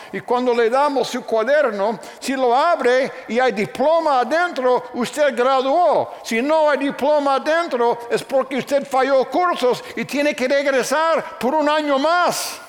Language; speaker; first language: Spanish; non-native, fluent; English